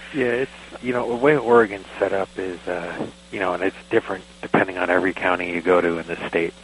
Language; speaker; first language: English; native; English